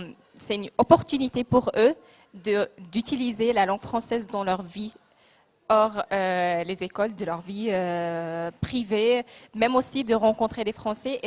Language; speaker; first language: French; non-native, local second language; Arabic